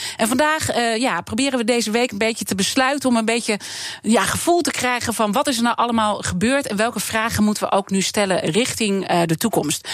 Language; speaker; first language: Dutch; native; Dutch